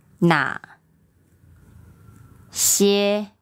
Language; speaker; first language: Chinese; non-native, learner; Vietnamese